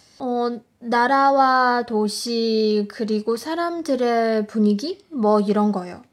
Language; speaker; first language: Korean; native; Korean